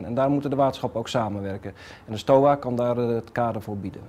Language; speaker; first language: Dutch; native; Dutch